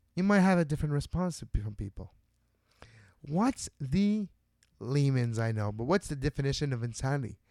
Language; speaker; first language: English; non-native, local second language; French